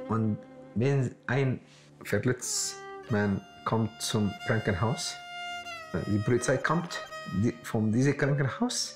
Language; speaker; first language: German; non-native, learner; Arabic